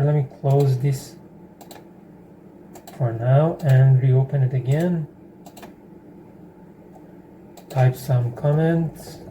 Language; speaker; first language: English; non-native, fluent; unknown